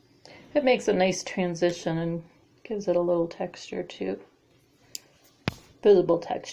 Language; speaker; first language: English; native; English